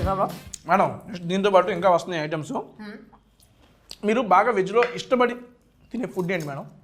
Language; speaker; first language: Telugu; native; Telugu